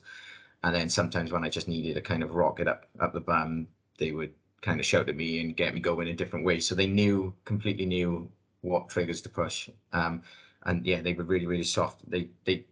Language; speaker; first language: English; native; English